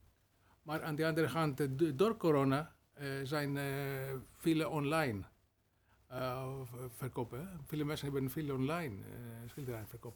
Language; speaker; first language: Dutch; non-native, learner; Greek